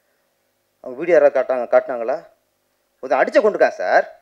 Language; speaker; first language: Tamil; native; Tamil